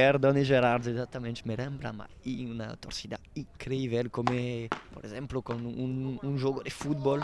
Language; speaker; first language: Portuguese; non-native, learner; Italian